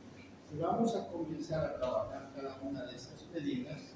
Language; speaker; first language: Spanish; native; Spanish